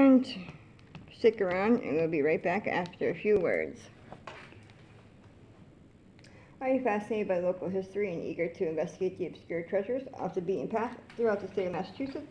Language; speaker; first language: English; native; English